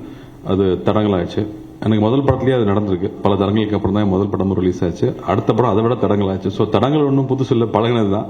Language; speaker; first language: Tamil; native; Tamil